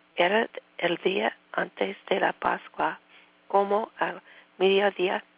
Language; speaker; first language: Spanish; non-native, learner; English